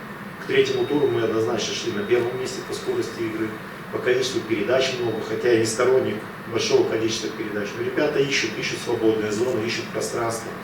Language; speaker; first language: Russian; native; Russian